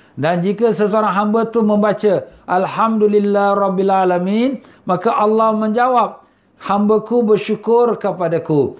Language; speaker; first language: Malay; native; Malay